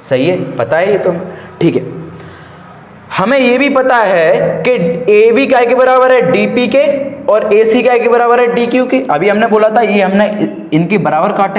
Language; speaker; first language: Hindi; native; Hindi